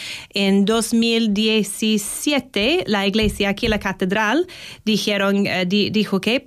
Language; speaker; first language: Spanish; non-native, fluent; English